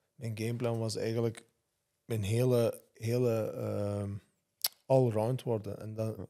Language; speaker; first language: Dutch; non-native, local second language; Turkish